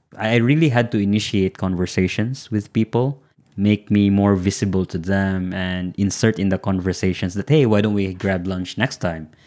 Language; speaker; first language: English; non-native, local second language; Filipino